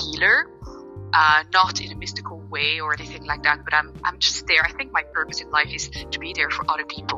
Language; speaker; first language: English; non-native, fluent; French